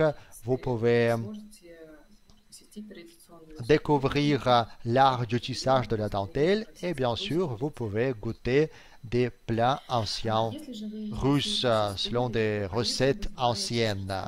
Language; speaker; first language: French; non-native, fluent; Russian